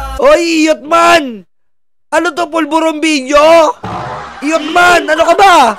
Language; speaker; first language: Filipino; native; Filipino